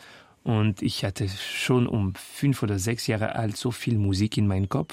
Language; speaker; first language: German; non-native, local second language; French